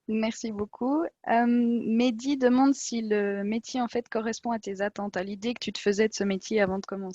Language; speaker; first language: French; native; French